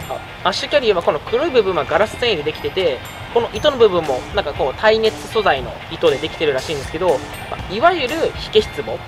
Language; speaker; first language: Japanese; native; Japanese